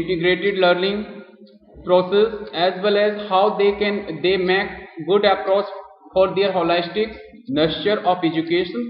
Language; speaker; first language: English; non-native, local second language; Hindi